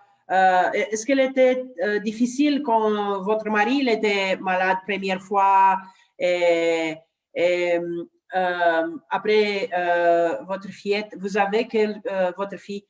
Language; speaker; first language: French; non-native, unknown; Romanian